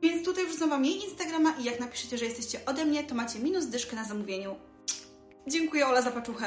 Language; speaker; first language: Polish; native; Polish